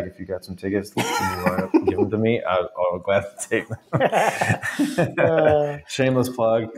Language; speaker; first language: English; native; English